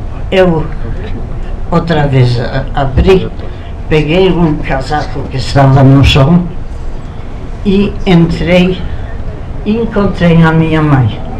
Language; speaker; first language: Portuguese; non-native, fluent; Polish